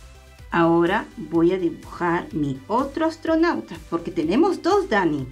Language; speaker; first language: Spanish; native; Spanish